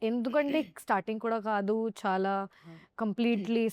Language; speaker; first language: Telugu; non-native, fluent; Hindi